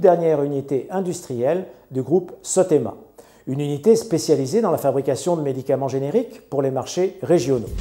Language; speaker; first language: French; non-native, local second language; Arabic